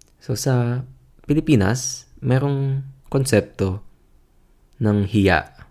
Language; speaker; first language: Filipino; native; Filipino